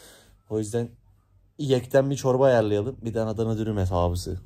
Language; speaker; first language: Turkish; native; Turkish